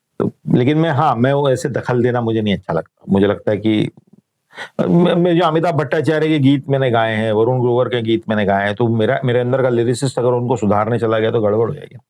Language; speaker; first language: Hindi; native; Hindi